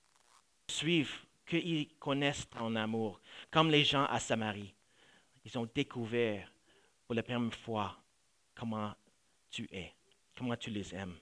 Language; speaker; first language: French; non-native, fluent; English